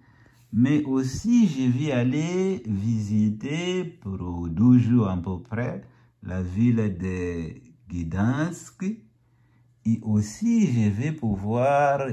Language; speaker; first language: French; non-native, fluent; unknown